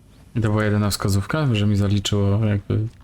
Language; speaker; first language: Polish; native; Polish